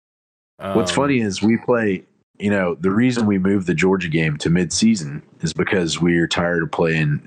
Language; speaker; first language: English; native; English